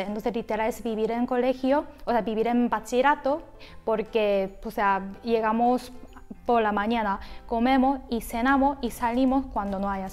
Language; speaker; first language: Spanish; non-native, fluent; Korean